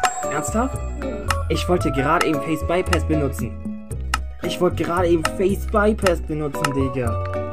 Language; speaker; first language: German; native; German